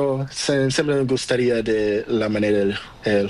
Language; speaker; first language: Spanish; non-native, learner; Portuguese